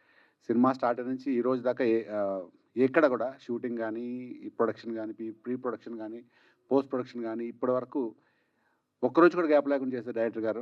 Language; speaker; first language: Telugu; native; Telugu